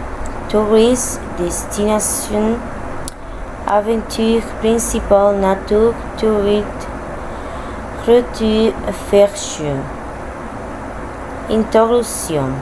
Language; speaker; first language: French; non-native, learner; Spanish